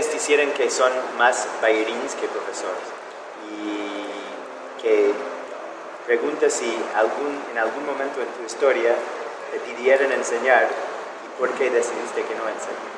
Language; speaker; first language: Spanish; non-native, fluent; English